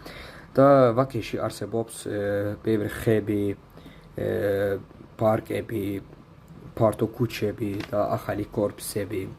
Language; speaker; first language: Georgian; non-native, learner; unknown